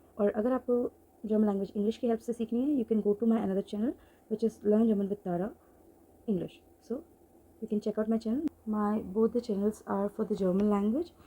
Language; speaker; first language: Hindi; native; Hindi